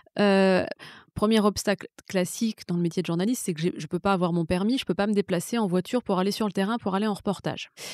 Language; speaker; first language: French; native; French